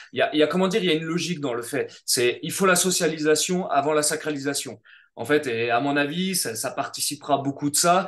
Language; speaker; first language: French; native; French